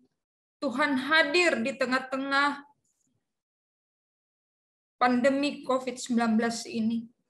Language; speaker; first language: Indonesian; native; Indonesian